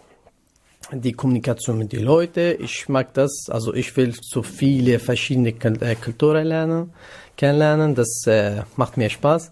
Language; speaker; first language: German; non-native, learner; Kurdish